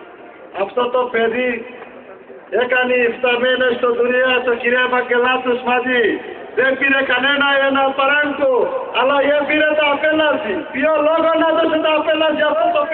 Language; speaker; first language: Greek; non-native, learner; Bangla